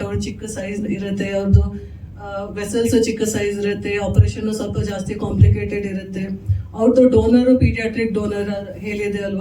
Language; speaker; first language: Kannada; non-native, fluent; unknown